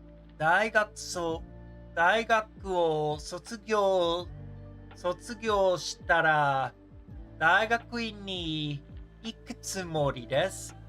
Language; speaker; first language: Japanese; non-native, learner; English